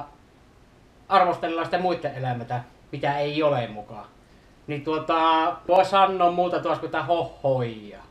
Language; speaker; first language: Finnish; native; Finnish